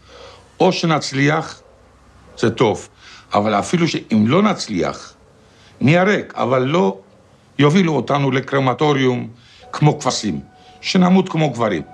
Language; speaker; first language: Hebrew; non-native, fluent; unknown